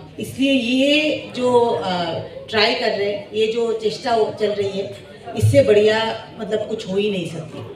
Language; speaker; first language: Hindi; non-native, local second language; Bangla